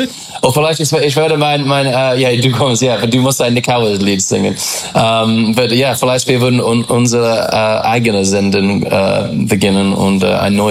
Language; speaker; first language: German; non-native, learner; English